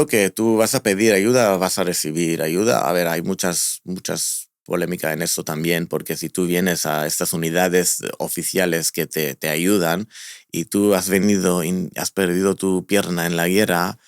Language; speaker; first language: Spanish; non-native, fluent; Hebrew